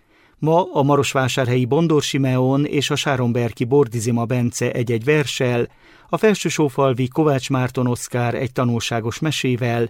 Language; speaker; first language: Hungarian; native; Hungarian